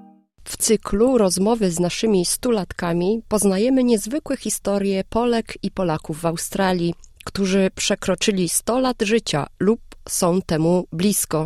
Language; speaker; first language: Polish; native; Polish